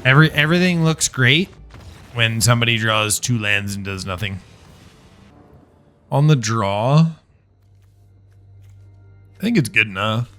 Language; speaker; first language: English; native; English